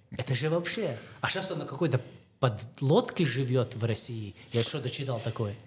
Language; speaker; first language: Russian; non-native, local second language; Latvian